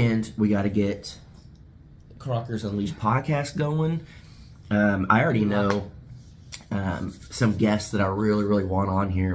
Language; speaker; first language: English; native; English